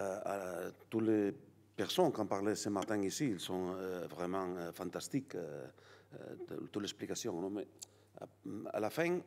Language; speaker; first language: French; non-native, learner; Catalan